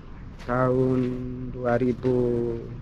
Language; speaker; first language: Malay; non-native, local second language; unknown